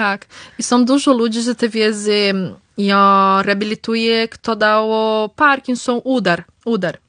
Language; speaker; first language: Polish; early bilingual, heritage; Polish